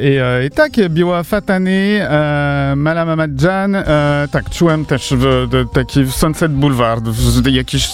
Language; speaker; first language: Polish; non-native, learner; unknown